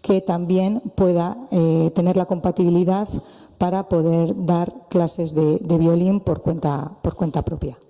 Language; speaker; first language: Spanish; native; Spanish